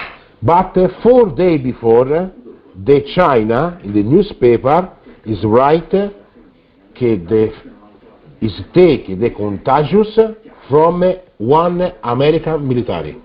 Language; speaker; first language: English; non-native, learner; Italian